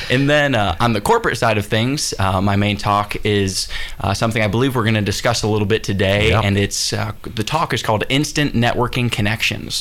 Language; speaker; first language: English; native; English